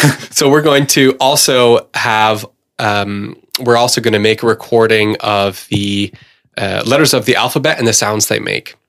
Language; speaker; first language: English; native; English